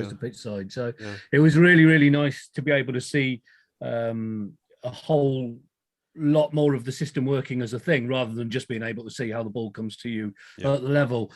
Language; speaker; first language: English; native; English